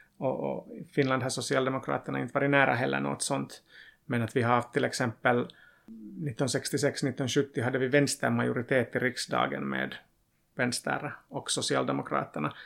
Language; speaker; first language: Swedish; non-native, local second language; Finnish